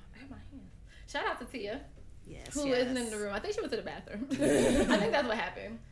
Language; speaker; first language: English; early bilingual, other home language; Spanish